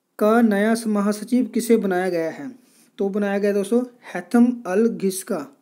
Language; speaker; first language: Hindi; non-native, local second language; Punjabi